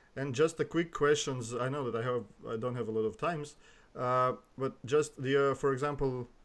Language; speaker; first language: English; non-native, learner; Russian